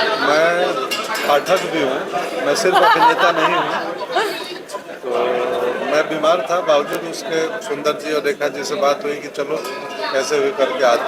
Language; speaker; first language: Hindi; native; Hindi